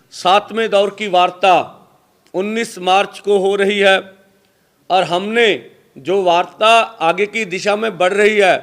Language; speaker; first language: Hindi; non-native, local second language; Punjabi